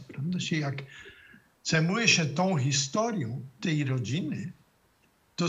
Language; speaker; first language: Polish; non-native, fluent; German